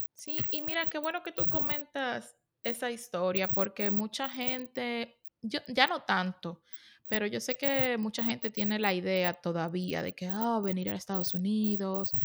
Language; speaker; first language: Spanish; native; Spanish